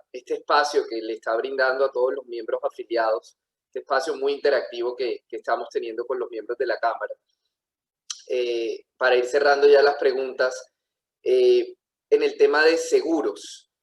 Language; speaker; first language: Spanish; native; Spanish